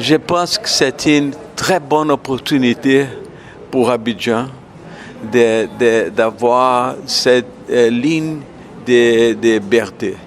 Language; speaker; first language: French; non-native, learner; Portuguese